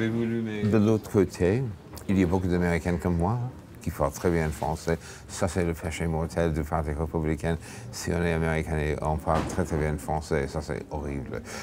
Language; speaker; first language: French; non-native, fluent; English